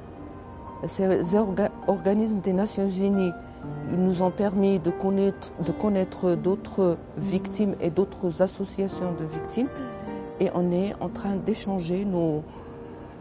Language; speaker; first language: French; non-native, local second language; Arabic